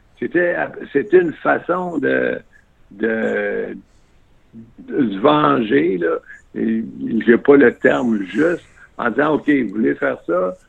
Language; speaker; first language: French; native; French